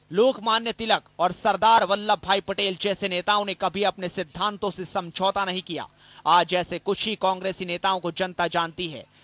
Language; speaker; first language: Hindi; native; Hindi